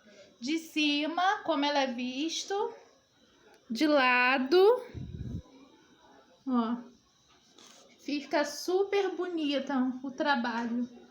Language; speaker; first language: Portuguese; native; Portuguese